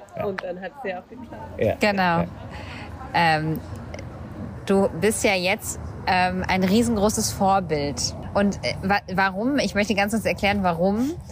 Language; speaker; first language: German; native; German